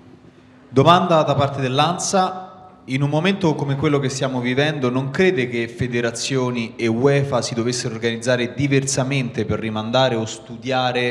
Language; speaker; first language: Italian; native; Italian